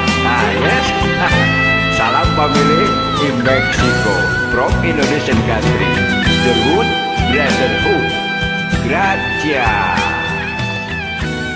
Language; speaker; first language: English; non-native, learner; Sundanese